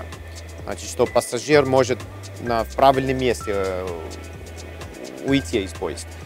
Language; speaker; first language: Russian; non-native, learner; German